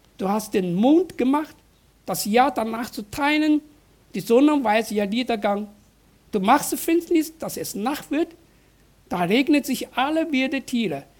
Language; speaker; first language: German; non-native, fluent; Chinese